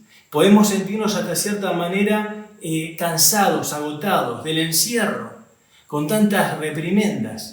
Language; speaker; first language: Spanish; native; Spanish